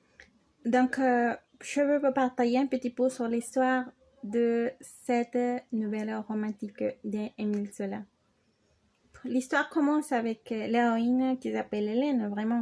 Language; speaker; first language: French; non-native, learner; Spanish